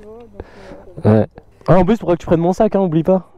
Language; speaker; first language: French; native; French